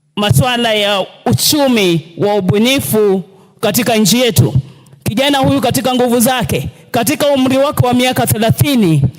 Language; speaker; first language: Swahili; native; Swahili